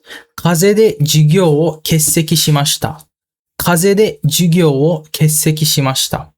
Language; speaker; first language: Japanese; non-native, fluent; Sinhala